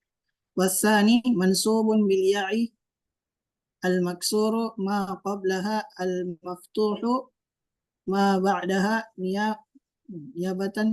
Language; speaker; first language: Arabic; non-native, learner; Indonesian